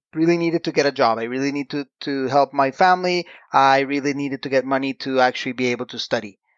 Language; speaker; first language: English; non-native, fluent; Spanish